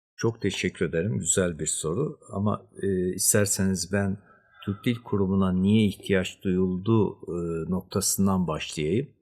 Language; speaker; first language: Turkish; native; Turkish